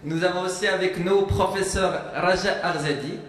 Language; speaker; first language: French; non-native, local second language; Arabic